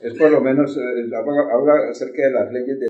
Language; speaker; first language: Spanish; native; Spanish